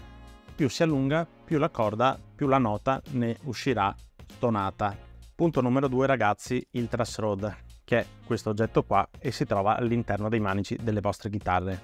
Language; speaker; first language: Italian; native; Italian